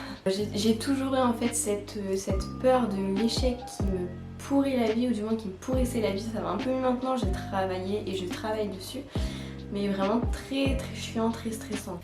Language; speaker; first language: French; native; French